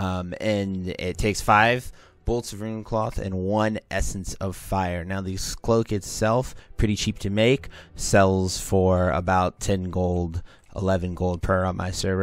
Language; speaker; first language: English; native; English